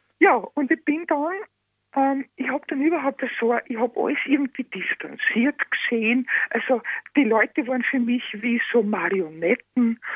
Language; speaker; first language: German; native; German